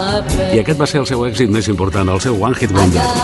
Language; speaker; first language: Catalan; native; Catalan